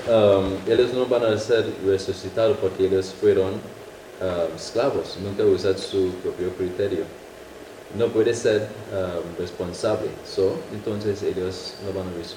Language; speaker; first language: Spanish; non-native, fluent; English